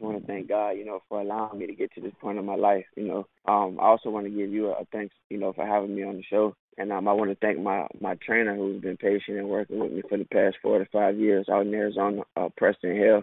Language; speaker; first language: English; native; English